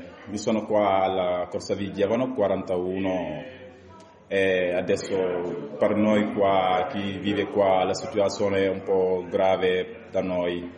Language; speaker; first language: Italian; non-native, learner; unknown